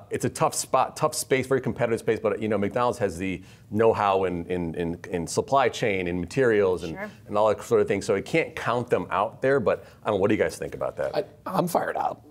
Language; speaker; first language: English; native; English